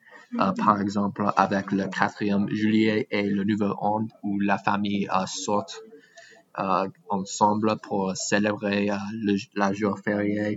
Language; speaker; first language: French; non-native, learner; English